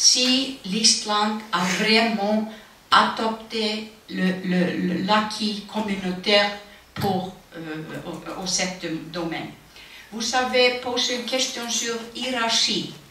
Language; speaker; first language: French; non-native, learner; Icelandic